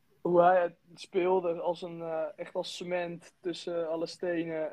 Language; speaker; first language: Dutch; native; Dutch